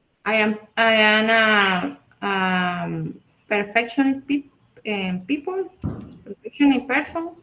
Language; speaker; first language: English; non-native, learner; Spanish